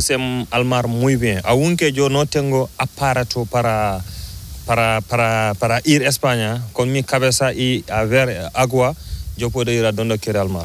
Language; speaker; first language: Spanish; non-native, learner; Fula